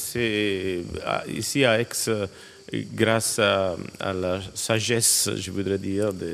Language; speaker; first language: French; non-native, fluent; Italian